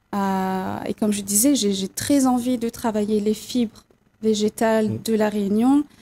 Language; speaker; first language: French; native; French